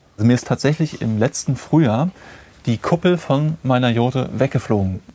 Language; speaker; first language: German; native; German